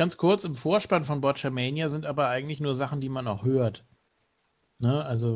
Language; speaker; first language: German; native; German